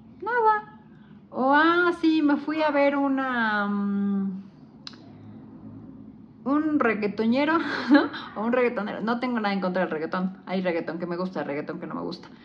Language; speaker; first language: Spanish; native; Spanish